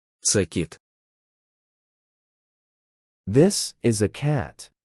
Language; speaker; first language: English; non-native, fluent; Ukrainian